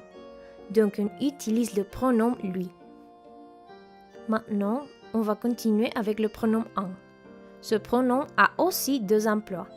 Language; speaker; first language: French; non-native, fluent; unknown